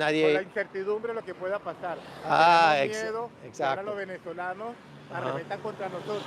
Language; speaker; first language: Spanish; native; Spanish